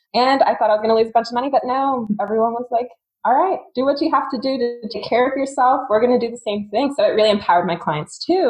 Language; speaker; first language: English; native; English